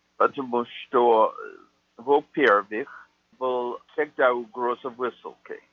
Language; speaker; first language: Russian; non-native, fluent; English